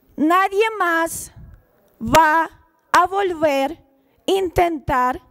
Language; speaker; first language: Spanish; non-native, fluent; Ukrainian